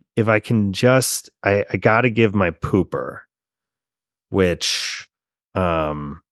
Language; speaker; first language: English; native; English